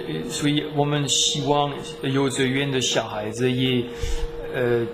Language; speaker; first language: Chinese; non-native, fluent; French